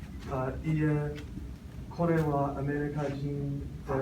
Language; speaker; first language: Japanese; non-native, learner; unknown